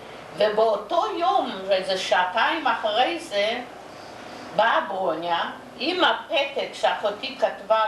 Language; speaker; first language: Hebrew; non-native, fluent; Yiddish